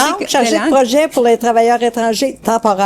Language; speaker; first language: French; native; French